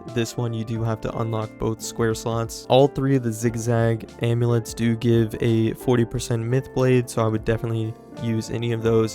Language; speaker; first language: English; native; English